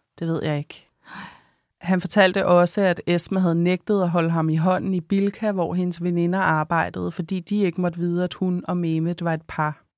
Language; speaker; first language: Danish; native; Danish